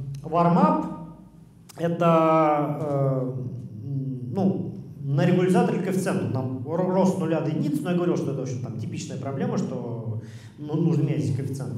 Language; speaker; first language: Russian; native; Russian